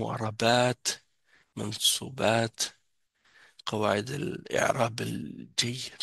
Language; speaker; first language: Arabic; non-native, fluent; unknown